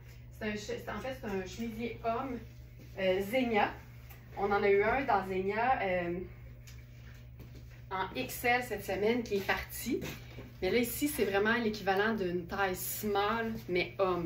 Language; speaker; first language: French; native; French